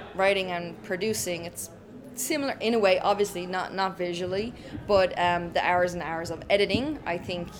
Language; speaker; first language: English; native; English